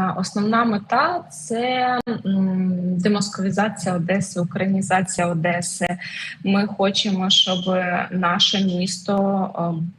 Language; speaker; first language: Ukrainian; non-native, local second language; Russian